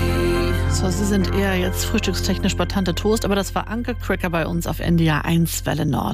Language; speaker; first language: German; native; German